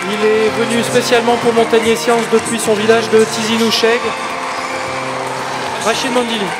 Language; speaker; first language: French; native; French